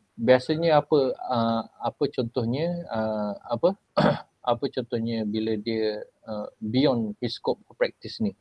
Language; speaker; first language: English; non-native, local second language; Malay